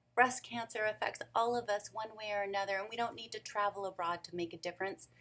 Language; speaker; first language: English; native; English